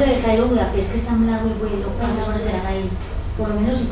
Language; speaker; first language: Spanish; native; Spanish